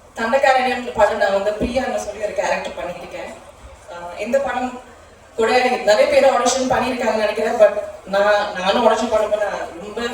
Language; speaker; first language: Tamil; non-native, local second language; Malayalam